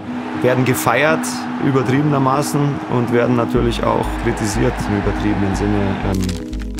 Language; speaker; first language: German; native; German